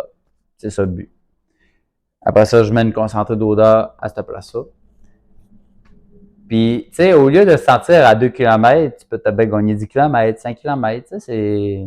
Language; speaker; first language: French; native; French